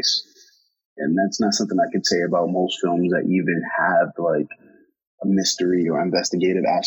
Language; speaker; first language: English; native; English